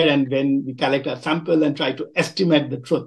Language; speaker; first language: English; non-native, local second language; Bangla